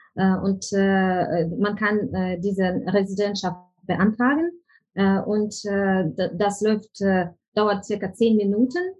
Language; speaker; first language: German; non-native, fluent; Ukrainian